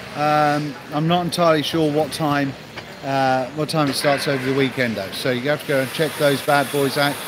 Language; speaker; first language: English; native; English